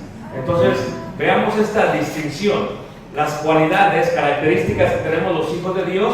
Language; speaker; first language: Spanish; early bilingual, heritage; Spanish